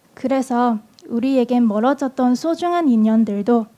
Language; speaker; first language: Korean; non-native, fluent; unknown